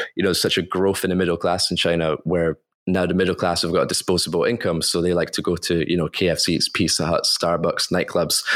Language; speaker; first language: English; native; English